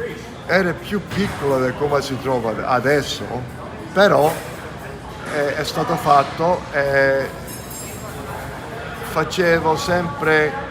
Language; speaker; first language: Italian; early bilingual, heritage; English